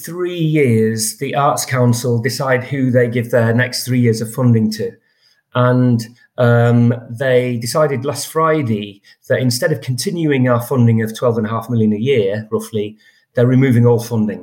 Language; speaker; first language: English; native; English